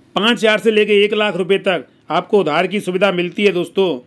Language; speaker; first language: Hindi; native; Hindi